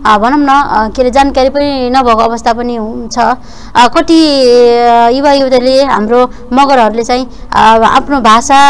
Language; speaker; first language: Nepali; non-native, local second language; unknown